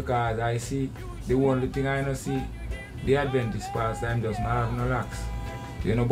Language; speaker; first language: English; non-native, local second language; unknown